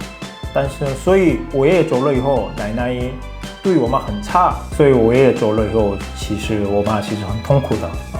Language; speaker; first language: Chinese; non-native, fluent; Korean